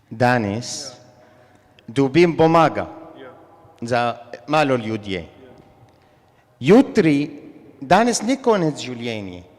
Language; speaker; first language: Slovenian; non-native, learner; Arabic